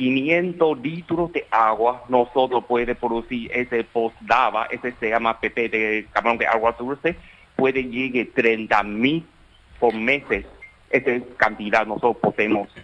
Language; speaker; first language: Spanish; non-native, learner; Chinese